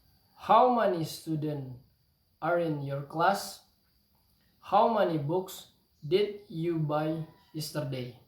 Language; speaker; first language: English; non-native, learner; Indonesian